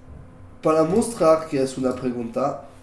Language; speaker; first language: Spanish; non-native, learner; French